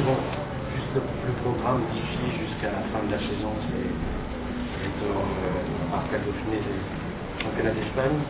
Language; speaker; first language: French; native; French